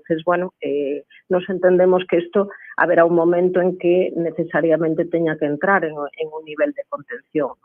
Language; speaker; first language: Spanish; non-native, local second language; Galician